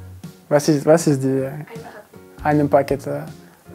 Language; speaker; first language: German; non-native, learner; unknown